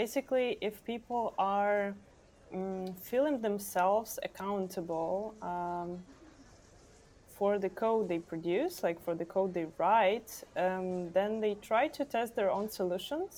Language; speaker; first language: English; non-native, fluent; Ukrainian